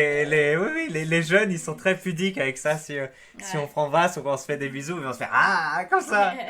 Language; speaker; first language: French; native; French